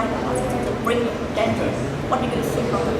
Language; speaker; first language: English; non-native, learner; Vietnamese